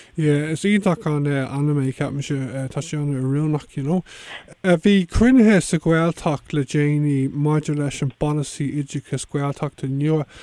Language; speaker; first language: Irish; native; Irish